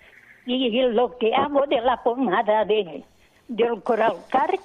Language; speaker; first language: Spanish; non-native, local second language; Catalan